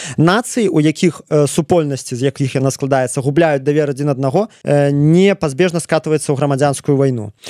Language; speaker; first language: Belarusian; native; Belarusian